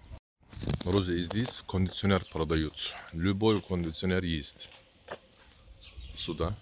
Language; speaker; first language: Russian; non-native, learner; Turkish